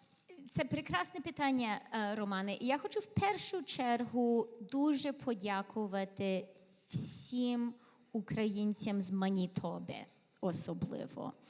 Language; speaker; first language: Ukrainian; early bilingual, heritage; Ukrainian